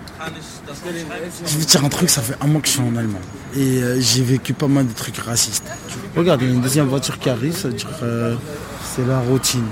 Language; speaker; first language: French; non-native, local second language; Arabic